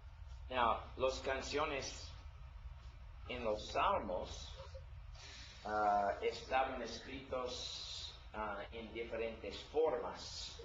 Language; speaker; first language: Spanish; non-native, learner; English